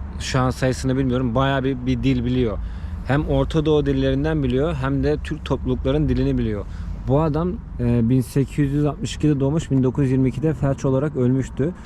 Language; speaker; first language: Turkish; native; Turkish